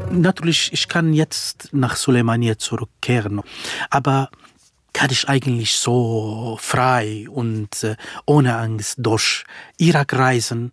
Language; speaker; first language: German; non-native, fluent; Kurdish